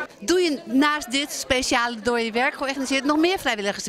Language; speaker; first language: Dutch; native; Dutch